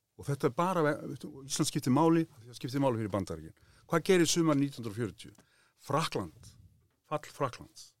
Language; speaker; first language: Icelandic; native; Icelandic